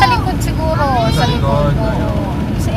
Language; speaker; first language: Filipino; native; Filipino